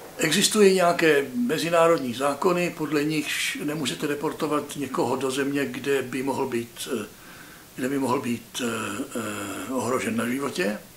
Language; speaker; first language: Czech; native; Czech